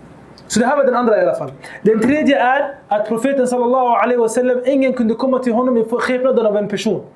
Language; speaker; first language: Swedish; early bilingual, other home language; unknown